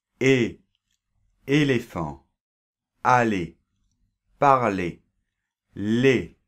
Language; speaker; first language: French; native; French